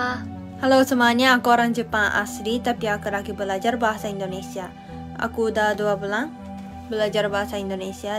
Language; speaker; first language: Indonesian; non-native, learner; Japanese